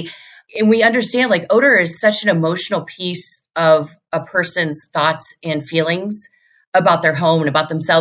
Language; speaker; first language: English; native; English